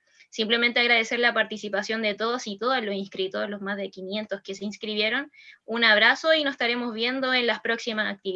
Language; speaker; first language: Spanish; native; Spanish